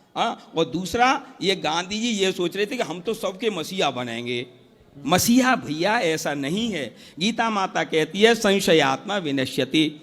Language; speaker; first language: Hindi; native; Hindi